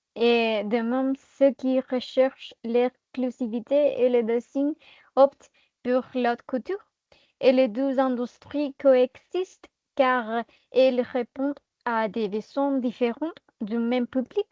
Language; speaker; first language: French; non-native, fluent; Spanish